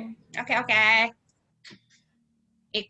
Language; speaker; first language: Dutch; non-native, learner; Indonesian